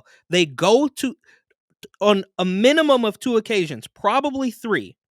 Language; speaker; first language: English; native; English